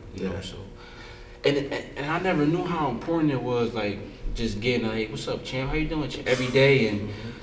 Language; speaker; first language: English; native; English